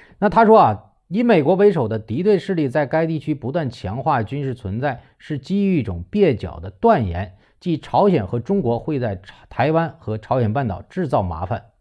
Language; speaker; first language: Chinese; native; Chinese